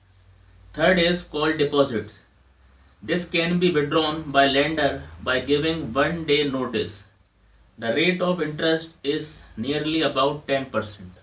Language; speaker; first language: English; non-native, local second language; Hindi